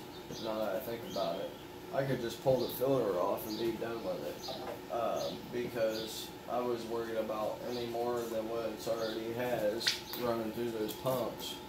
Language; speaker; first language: English; native; English